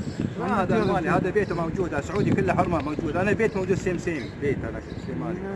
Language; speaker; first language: Arabic; non-native, learner; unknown